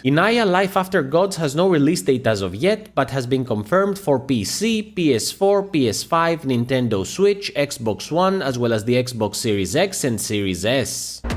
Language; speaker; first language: English; native; English